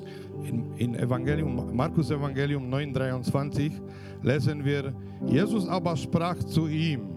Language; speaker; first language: German; non-native, fluent; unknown